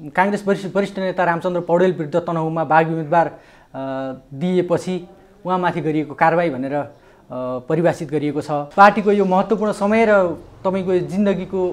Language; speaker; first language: Nepali; native; Nepali